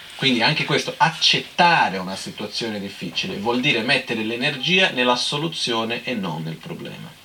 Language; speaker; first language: Italian; non-native, fluent; Portuguese